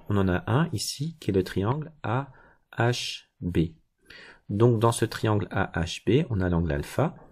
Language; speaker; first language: French; native; French